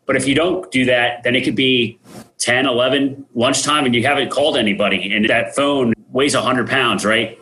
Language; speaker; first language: English; native; English